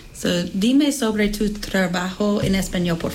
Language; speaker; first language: Spanish; non-native, learner; English